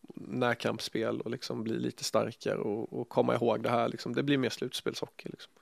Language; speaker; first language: Swedish; native; Swedish